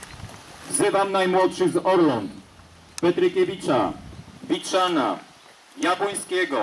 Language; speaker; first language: Polish; native; Polish